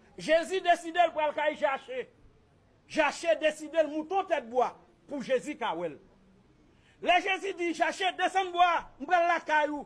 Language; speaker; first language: Haitian Creole; native; Haitian Creole